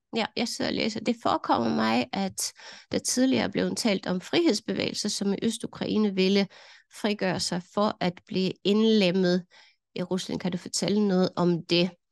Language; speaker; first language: Danish; non-native, fluent; Ukrainian